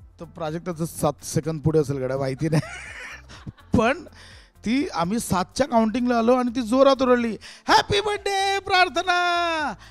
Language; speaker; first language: Marathi; native; Marathi